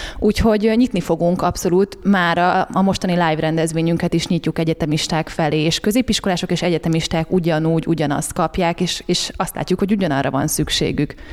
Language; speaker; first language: Hungarian; native; Hungarian